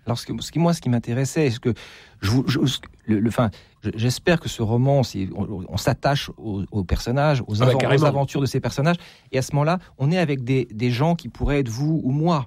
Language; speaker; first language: French; native; French